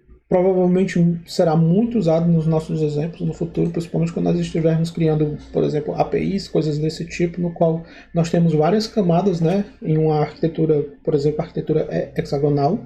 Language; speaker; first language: Portuguese; native; Portuguese